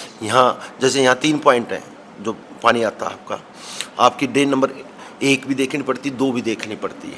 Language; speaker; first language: Hindi; native; Hindi